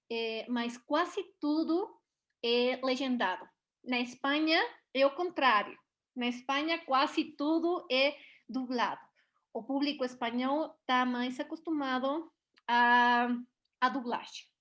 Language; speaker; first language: Portuguese; non-native, learner; Spanish